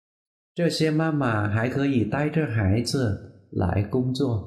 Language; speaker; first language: Chinese; non-native, fluent; Vietnamese